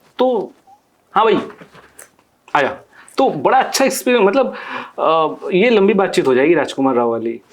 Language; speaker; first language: Hindi; non-native, local second language; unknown